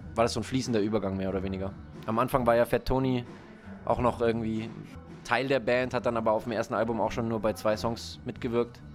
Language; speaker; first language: German; native; German